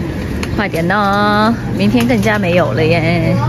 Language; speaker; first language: Chinese; native; Chinese